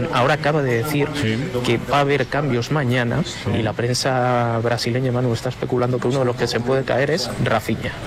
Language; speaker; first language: Spanish; native; Spanish